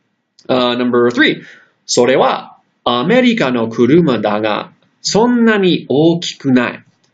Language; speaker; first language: Japanese; non-native, fluent; English